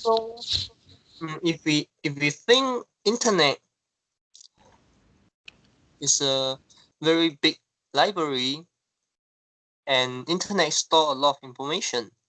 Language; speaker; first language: English; non-native, local second language; Chinese